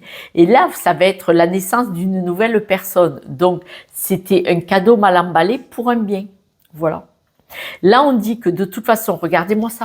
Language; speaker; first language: French; native; French